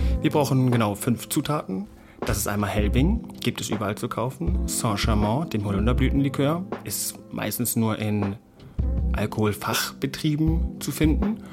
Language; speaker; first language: German; native; German